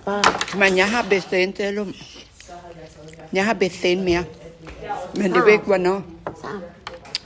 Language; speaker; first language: Danish; non-native, learner; Thai